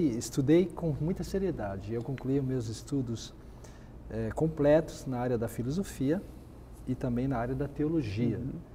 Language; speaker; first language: Portuguese; native; Portuguese